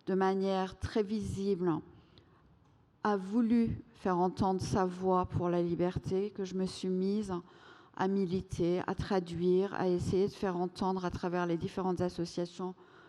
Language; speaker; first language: French; non-native, fluent; Persian